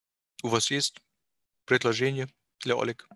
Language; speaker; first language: Russian; non-native, learner; German